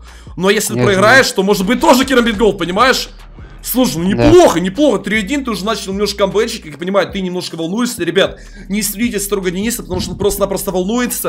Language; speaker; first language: Russian; native; Russian